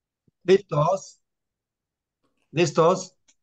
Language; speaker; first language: Spanish; non-native, learner; Korean